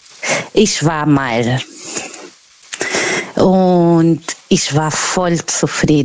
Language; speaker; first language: German; non-native, learner; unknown